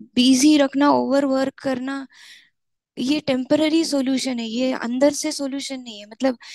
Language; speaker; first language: Hindi; non-native, local second language; Marathi